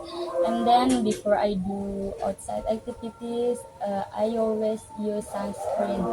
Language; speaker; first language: English; non-native, learner; Indonesian